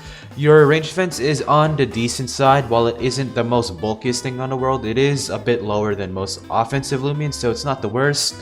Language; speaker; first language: English; native; English